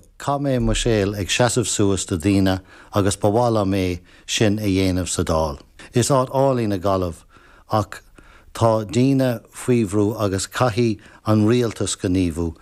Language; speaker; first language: Irish; non-native, local second language; English